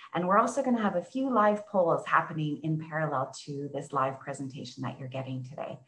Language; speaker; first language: English; native; English